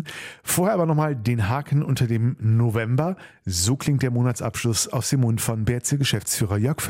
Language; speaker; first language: German; native; German